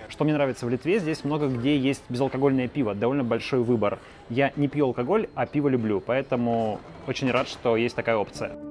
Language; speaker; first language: Russian; native; Russian